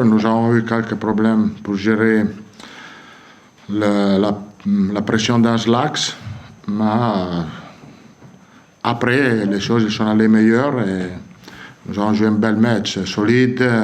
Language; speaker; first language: French; non-native, fluent; Italian